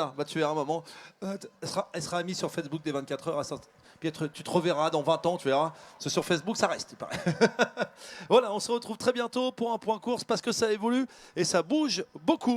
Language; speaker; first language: French; native; French